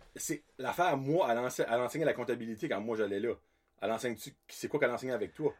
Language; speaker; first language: French; native; French